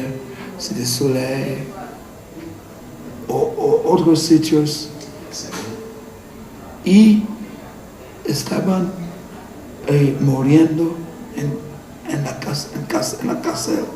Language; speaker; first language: Spanish; non-native, fluent; Haitian Creole